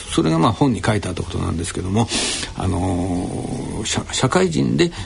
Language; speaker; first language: Japanese; native; Japanese